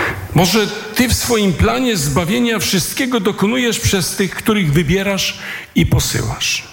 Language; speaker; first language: Polish; native; Polish